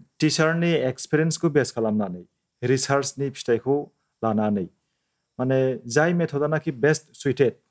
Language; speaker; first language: Bodo; native; Bodo